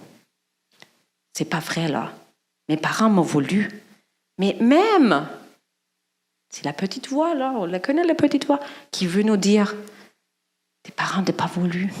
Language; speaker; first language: French; non-native, fluent; German